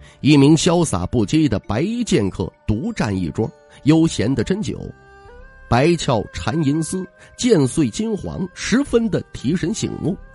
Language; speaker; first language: Chinese; native; Chinese